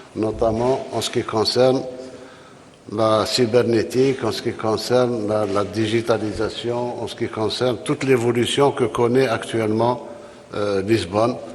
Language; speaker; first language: French; non-native, local second language; Arabic